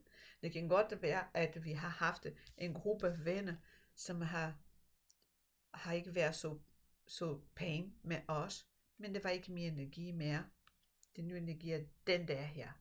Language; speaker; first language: Danish; non-native, fluent; Portuguese